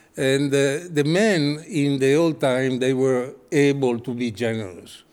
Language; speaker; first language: English; non-native, fluent; Italian